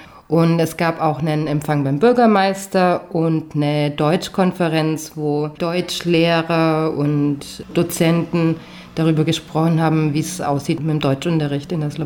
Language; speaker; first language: German; native; German